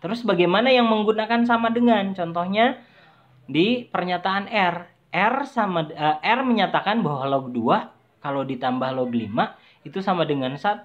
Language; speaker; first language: Indonesian; native; Indonesian